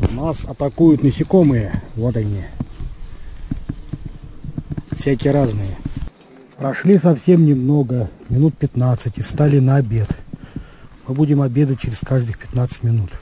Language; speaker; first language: Russian; native; Russian